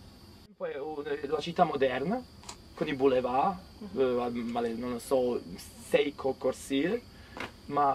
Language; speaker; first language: Italian; non-native, fluent; Serbian